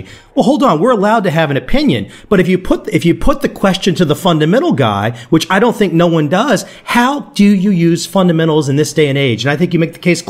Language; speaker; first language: English; native; English